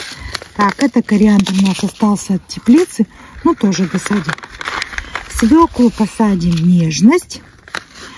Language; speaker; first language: Russian; native; Russian